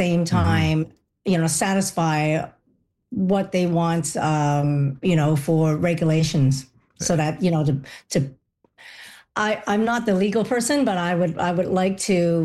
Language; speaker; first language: English; non-native, local second language; Cantonese